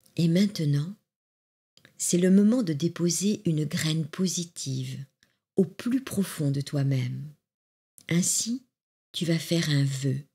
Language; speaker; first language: French; native; French